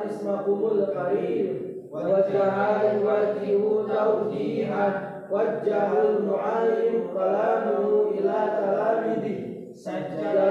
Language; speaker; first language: Arabic; non-native, fluent; Indonesian